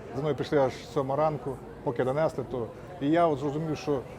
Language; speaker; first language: Ukrainian; native; Ukrainian